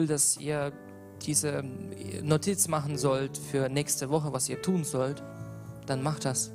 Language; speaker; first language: German; non-native, learner; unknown